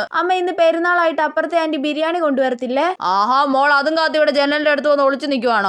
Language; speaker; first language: Malayalam; native; Malayalam